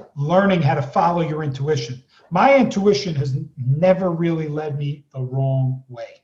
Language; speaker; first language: English; native; English